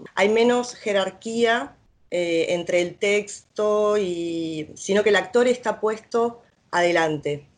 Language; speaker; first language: Spanish; native; Spanish